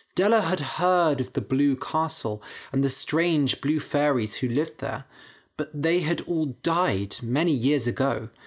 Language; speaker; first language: English; native; English